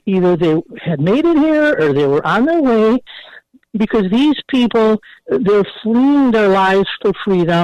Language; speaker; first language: English; early bilingual, other home language; Greek